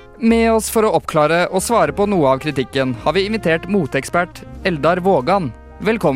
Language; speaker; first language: Norwegian; native; Norwegian